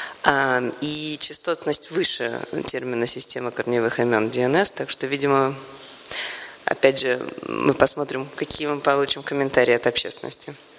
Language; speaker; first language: Russian; native; Russian